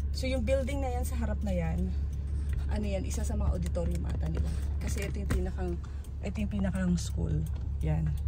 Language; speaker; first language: Filipino; native; Filipino